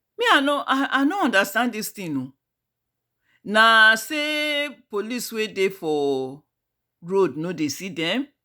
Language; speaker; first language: Nigerian Pidgin; native; Nigerian Pidgin